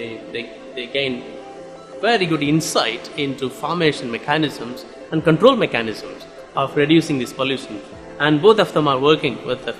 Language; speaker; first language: English; non-native, fluent; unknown